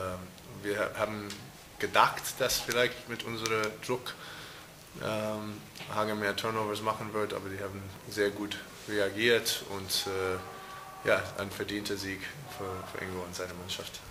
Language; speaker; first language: German; non-native, fluent; English